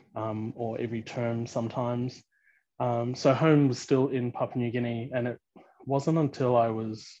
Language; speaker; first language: English; early bilingual, other home language; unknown